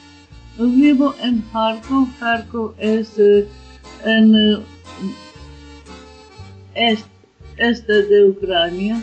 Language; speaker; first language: Spanish; non-native, learner; Ukrainian